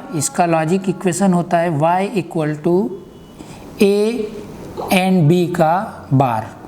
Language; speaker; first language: Hindi; native; Hindi